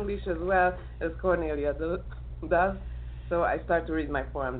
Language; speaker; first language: English; non-native, learner; Serbian